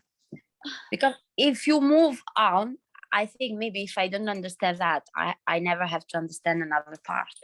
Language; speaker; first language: English; non-native, learner; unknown